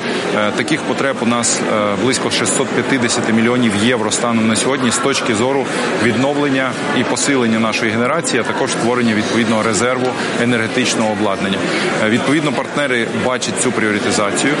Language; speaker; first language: Ukrainian; native; Ukrainian